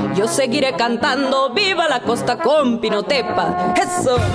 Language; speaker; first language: Spanish; native; Spanish